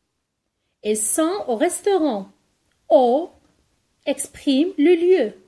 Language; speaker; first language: French; non-native, local second language; Arabic